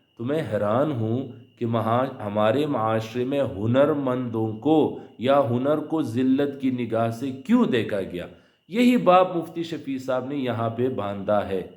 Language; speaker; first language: Urdu; non-native, local second language; Pashto